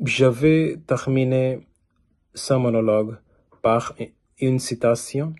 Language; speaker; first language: French; non-native, learner; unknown